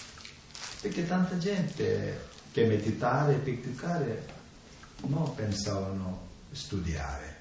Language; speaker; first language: Italian; non-native, learner; Tibetan